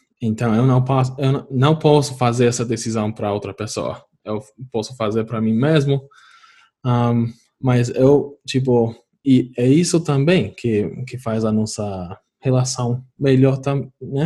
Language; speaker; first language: Portuguese; non-native, fluent; English